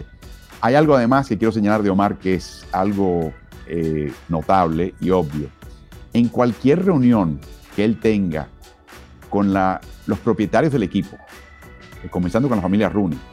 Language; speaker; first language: Spanish; native; Spanish